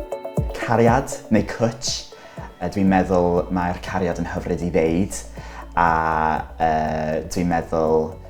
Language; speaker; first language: Welsh; non-native, local second language; English